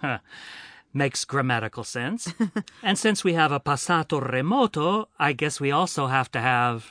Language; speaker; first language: English; native; English